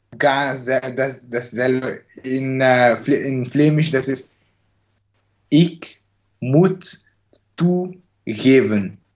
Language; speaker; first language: German; non-native, learner; Chinese